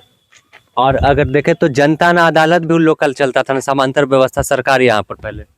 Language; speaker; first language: Hindi; native; Hindi